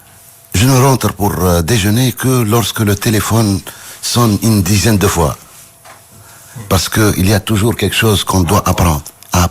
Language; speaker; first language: French; non-native, local second language; Arabic